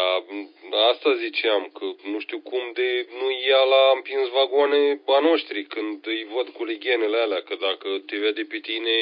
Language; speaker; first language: Romanian; native; Romanian